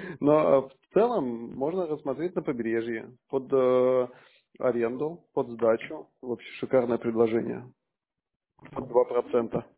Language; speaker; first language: Russian; native; Russian